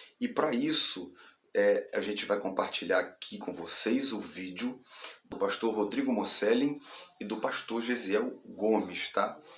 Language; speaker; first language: Portuguese; native; Portuguese